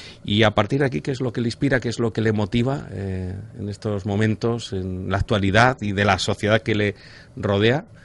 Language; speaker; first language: Spanish; native; Spanish